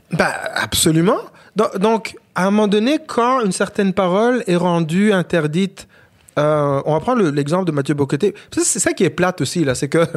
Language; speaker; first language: French; non-native, local second language; Kinyarwanda